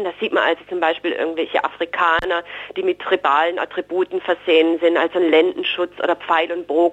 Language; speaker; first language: German; native; German